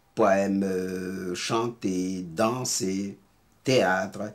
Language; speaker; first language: French; non-native, local second language; Serer